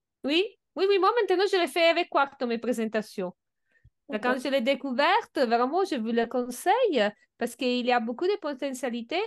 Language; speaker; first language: French; non-native, fluent; Italian